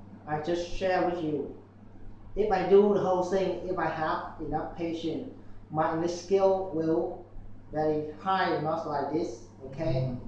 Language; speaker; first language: English; non-native, learner; Vietnamese